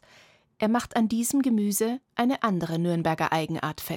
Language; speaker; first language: German; native; German